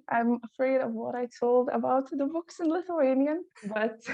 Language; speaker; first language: English; non-native, fluent; Lithuanian